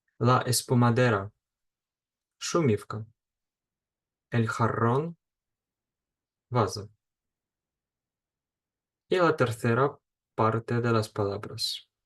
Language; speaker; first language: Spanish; non-native, fluent; Ukrainian